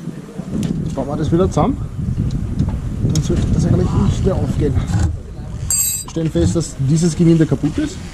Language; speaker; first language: German; native; German